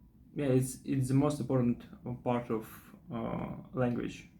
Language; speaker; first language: English; non-native, fluent; Russian